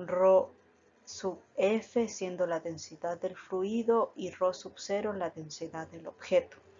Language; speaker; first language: Spanish; native; Spanish